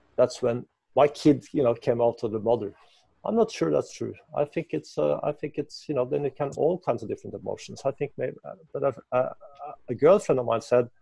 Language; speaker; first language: English; non-native, fluent; Norwegian